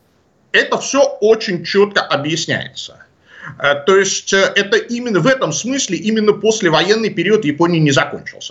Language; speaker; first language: Russian; native; Russian